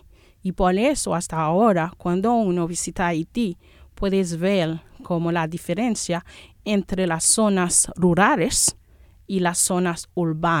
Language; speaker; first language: Spanish; non-native, fluent; Haitian Creole